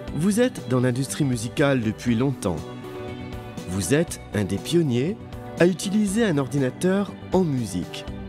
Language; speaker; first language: French; native; French